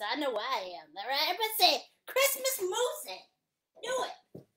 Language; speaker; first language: English; native; English